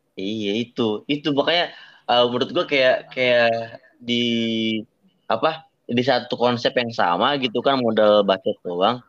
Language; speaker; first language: Indonesian; native; Indonesian